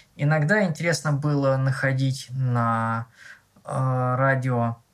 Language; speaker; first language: Russian; native; Russian